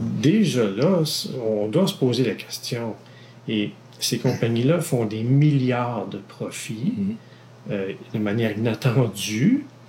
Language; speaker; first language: French; native; French